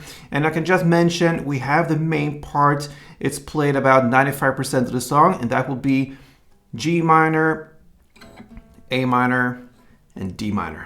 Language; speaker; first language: English; non-native, fluent; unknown